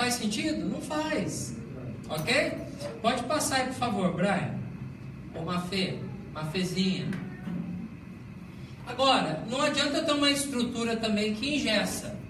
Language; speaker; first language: Portuguese; native; Portuguese